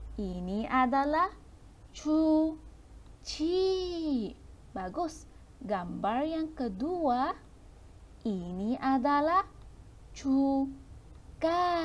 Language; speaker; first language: Malay; non-native, local second language; Chinese